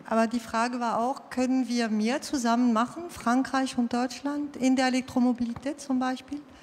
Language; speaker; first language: German; non-native, learner; French